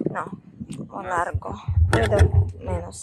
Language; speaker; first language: Spanish; non-native, learner; Russian